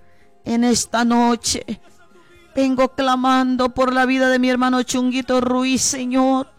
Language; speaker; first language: Spanish; native; Spanish